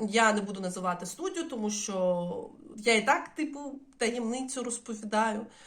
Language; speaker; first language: Ukrainian; non-native, local second language; Russian